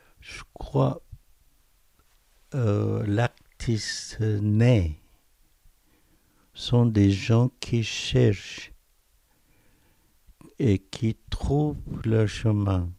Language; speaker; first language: French; non-native, fluent; Korean